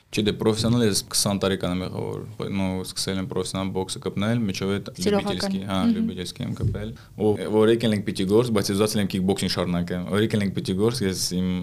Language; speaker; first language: Armenian; early bilingual, heritage; Armenian